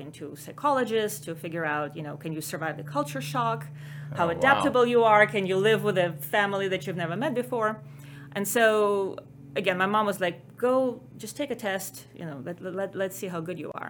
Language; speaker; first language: English; non-native, fluent; Ukrainian